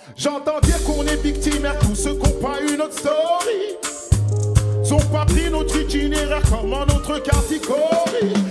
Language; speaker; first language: French; native; French